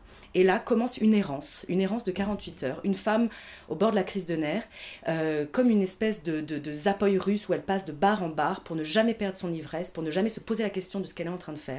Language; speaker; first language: French; native; French